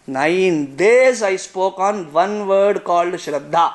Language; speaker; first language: English; non-native, local second language; Telugu